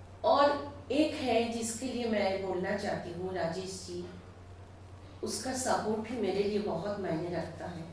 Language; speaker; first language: Hindi; non-native, local second language; Bangla